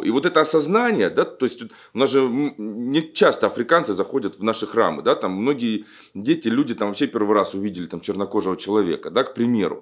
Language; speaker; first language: Russian; native; Russian